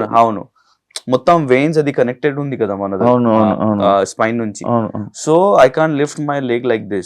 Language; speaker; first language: Telugu; non-native, local second language; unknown